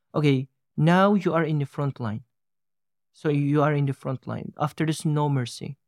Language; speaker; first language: English; non-native, fluent; Uyghur